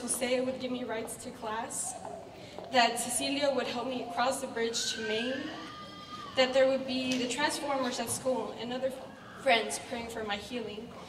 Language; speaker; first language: English; early bilingual, other home language; Spanish